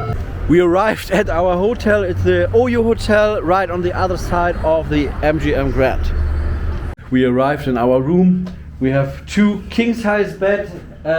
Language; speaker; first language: English; non-native, learner; German